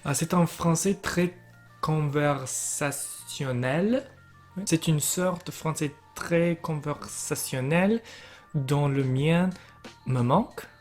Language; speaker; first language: French; non-native, learner; English